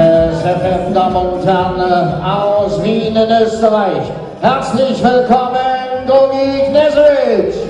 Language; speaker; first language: German; native; German